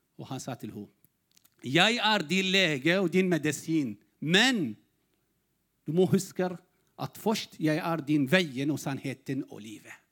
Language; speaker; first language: Norwegian; non-native, learner; Arabic